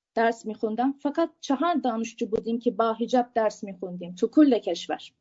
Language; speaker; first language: Persian; non-native, fluent; Turkish